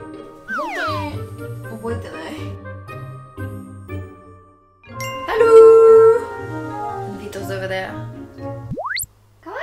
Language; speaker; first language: Japanese; non-native, fluent; English